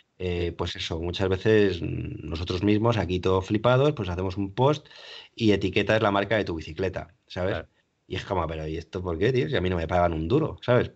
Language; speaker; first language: Spanish; native; Spanish